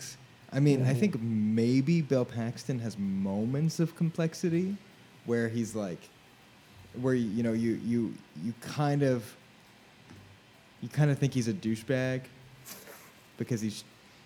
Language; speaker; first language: English; native; English